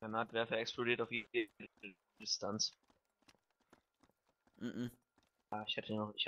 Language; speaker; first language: German; native; German